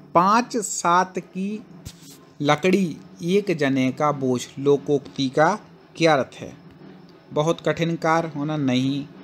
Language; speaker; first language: Hindi; native; Hindi